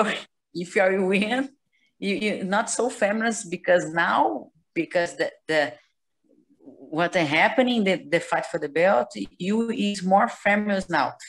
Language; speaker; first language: English; non-native, learner; Portuguese